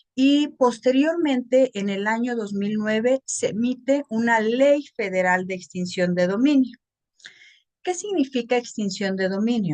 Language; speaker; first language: Spanish; native; Spanish